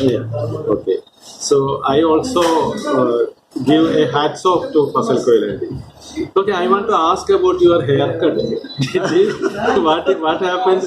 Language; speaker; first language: English; non-native, local second language; Malayalam